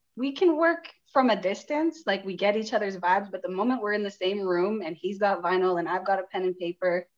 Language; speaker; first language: English; native; English